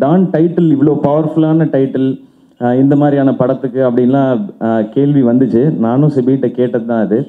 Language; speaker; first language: Tamil; native; Tamil